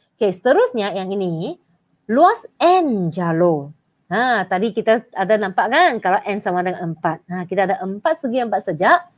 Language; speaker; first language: Malay; non-native, local second language; Chinese